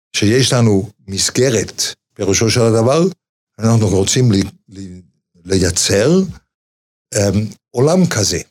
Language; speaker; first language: Hebrew; non-native, fluent; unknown